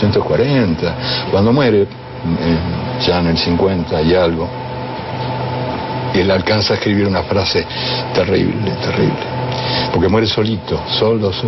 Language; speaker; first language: Spanish; native; Spanish